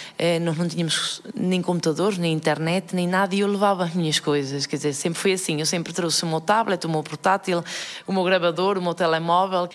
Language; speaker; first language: Portuguese; early bilingual, heritage; Portuguese